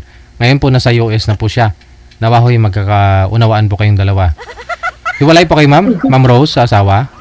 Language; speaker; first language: Filipino; native; Filipino